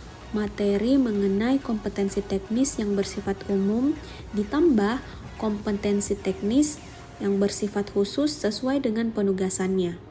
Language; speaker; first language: Indonesian; native; Indonesian